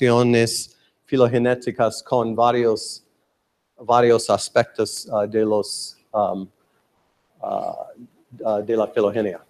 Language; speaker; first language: Spanish; non-native, learner; English